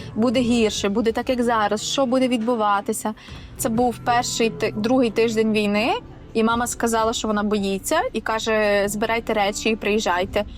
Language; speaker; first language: Ukrainian; native; Ukrainian